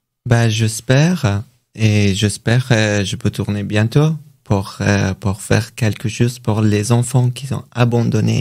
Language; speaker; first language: French; non-native, learner; Persian